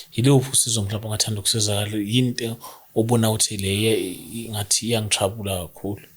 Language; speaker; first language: Zulu; native; Zulu